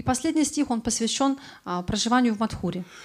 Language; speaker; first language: Russian; native; Russian